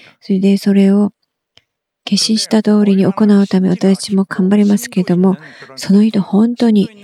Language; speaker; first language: Japanese; non-native, fluent; Korean